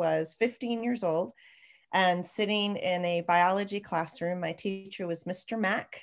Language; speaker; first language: English; native; English